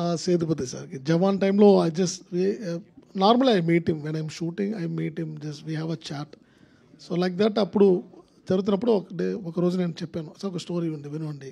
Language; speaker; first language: Telugu; non-native, learner; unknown